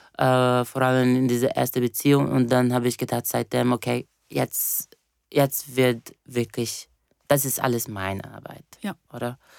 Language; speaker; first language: German; non-native, fluent; Portuguese